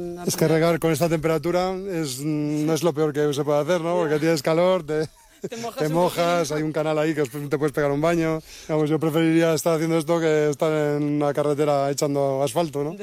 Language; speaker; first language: Spanish; native; Spanish